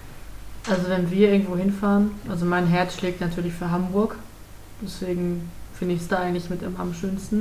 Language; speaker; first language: German; native; German